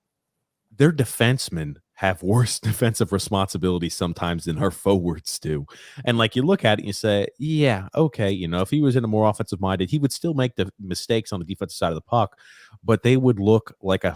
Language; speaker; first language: English; native; English